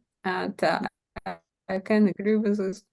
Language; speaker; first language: English; non-native, learner; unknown